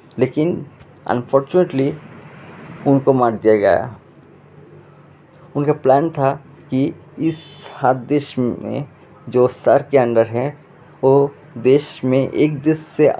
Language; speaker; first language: Hindi; non-native, fluent; Bangla